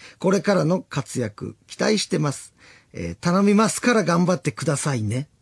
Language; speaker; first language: Japanese; native; Japanese